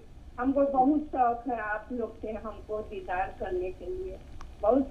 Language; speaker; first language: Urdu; non-native, local second language; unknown